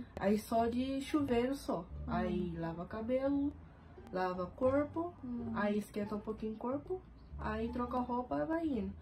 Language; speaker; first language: Portuguese; early bilingual, other home language; Japanese